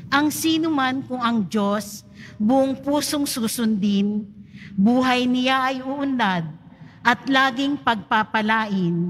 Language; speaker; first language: Filipino; native; Filipino